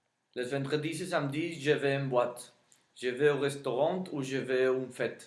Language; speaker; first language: French; non-native, learner; Spanish